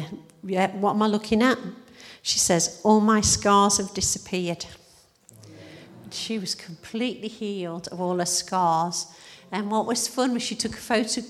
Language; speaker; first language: English; native; English